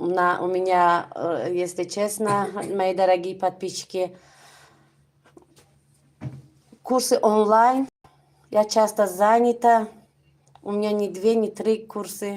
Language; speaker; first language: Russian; non-native, local second language; Tajik